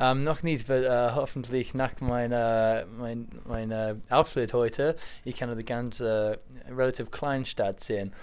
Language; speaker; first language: German; non-native, learner; English